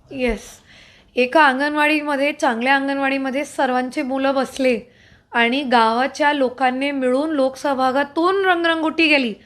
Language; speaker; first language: Marathi; non-native, fluent; Hindi